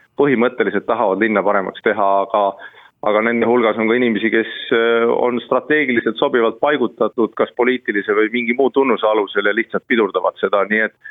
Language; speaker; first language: Estonian; native; Estonian